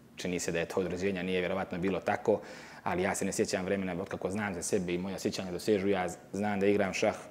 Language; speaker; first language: Serbian; native; Serbian